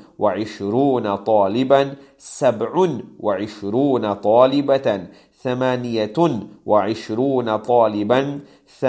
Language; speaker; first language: Arabic; non-native, fluent; English